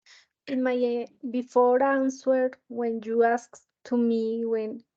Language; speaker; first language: English; non-native, learner; Spanish